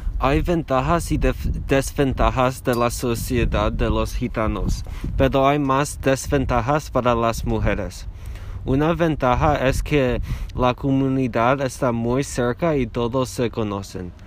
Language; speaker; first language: Spanish; non-native, learner; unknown